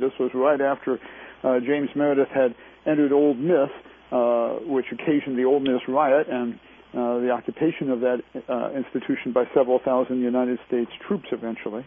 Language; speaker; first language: English; native; English